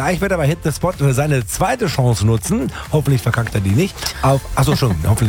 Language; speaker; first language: German; native; German